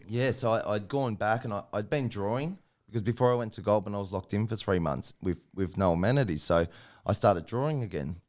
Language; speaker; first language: English; native; English